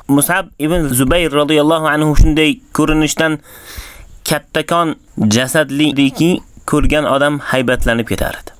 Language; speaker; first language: Uzbek; native; Uzbek